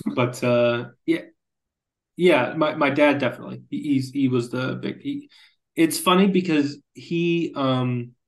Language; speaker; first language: English; native; English